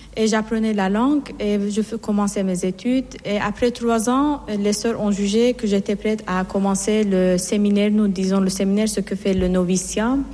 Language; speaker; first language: French; non-native, fluent; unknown